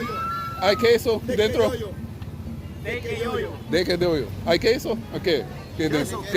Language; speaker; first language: Spanish; non-native, learner; English